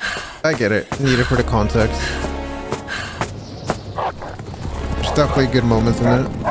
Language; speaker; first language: English; native; English